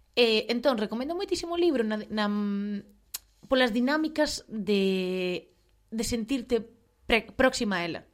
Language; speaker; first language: Galician; non-native, local second language; Spanish